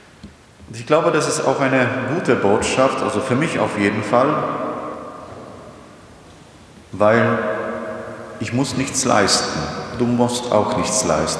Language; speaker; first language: German; non-native, fluent; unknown